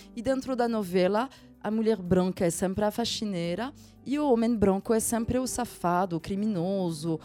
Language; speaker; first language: Portuguese; non-native, fluent; French